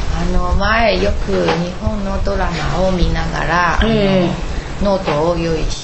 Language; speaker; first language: Japanese; non-native, learner; Chinese